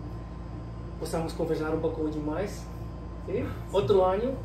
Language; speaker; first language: Portuguese; non-native, learner; English